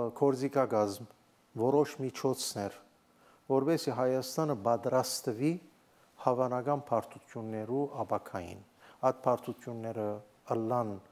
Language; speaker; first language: Armenian; native; Armenian